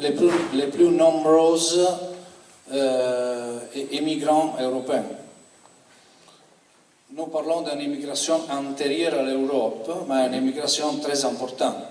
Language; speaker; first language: French; non-native, learner; Italian